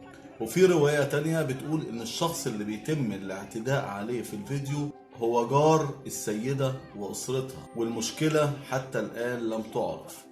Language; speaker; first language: Arabic; native; Arabic